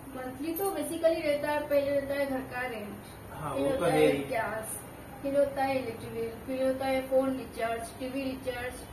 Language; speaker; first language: Hindi; non-native, local second language; Odia